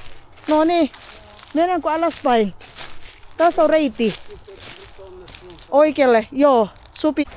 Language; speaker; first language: Finnish; non-native, learner; Filipino